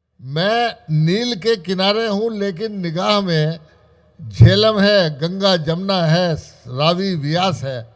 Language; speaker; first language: Urdu; native; Urdu